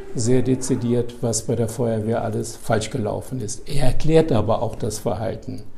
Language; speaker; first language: German; native; German